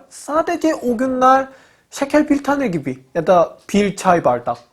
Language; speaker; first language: Turkish; non-native, learner; Korean